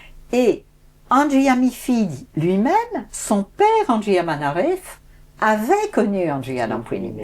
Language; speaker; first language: French; native; French